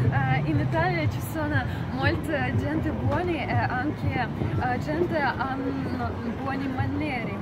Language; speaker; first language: Italian; non-native, learner; Russian